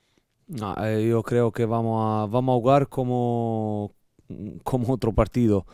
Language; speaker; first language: Spanish; non-native, learner; Italian